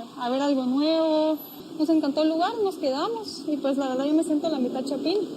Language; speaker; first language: Spanish; early bilingual, other home language; Ukrainian